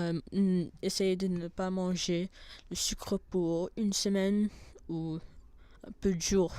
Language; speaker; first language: French; non-native, fluent; English